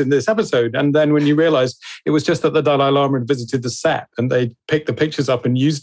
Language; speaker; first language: English; native; English